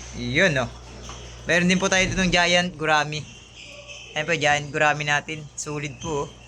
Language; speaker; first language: Filipino; native; Filipino